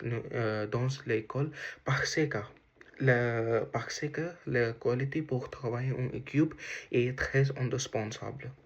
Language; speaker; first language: French; non-native, learner; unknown